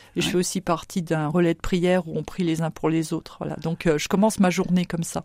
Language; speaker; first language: French; native; French